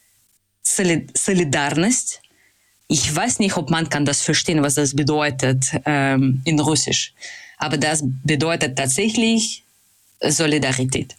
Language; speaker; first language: German; non-native, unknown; Russian